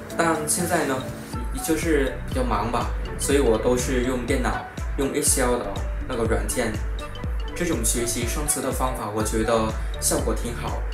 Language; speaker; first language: Chinese; non-native, fluent; Vietnamese